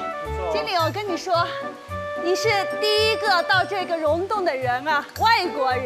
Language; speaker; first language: Chinese; native; Chinese